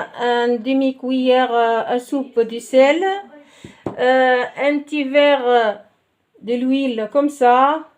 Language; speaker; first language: French; non-native, local second language; Arabic